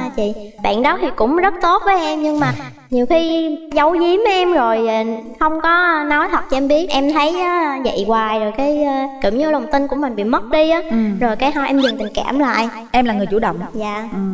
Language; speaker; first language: Vietnamese; native; Vietnamese